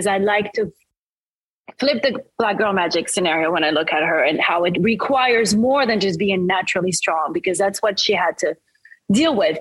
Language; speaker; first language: English; non-native, fluent; French